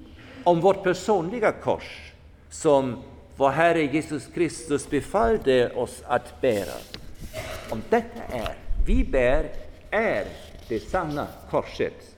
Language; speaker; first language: Swedish; non-native, fluent; German